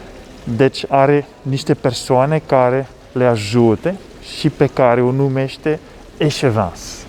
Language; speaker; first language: Romanian; non-native, learner; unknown